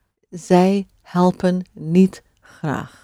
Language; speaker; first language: Dutch; non-native, fluent; English